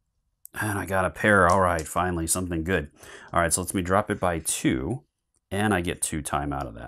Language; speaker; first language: English; native; English